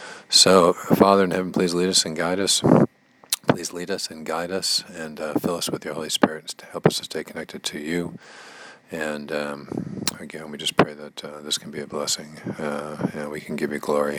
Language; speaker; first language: English; native; English